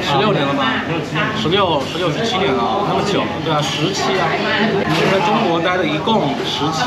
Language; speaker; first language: Chinese; early bilingual, heritage; Chinese